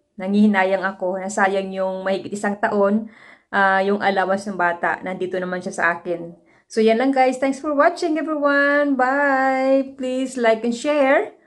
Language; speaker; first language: Filipino; native; Filipino